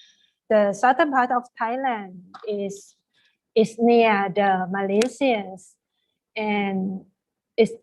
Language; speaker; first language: English; non-native, fluent; Thai